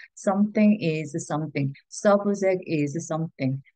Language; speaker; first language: English; non-native, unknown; Korean